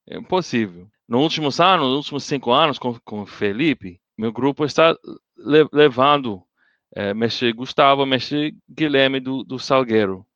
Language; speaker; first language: Portuguese; non-native, learner; English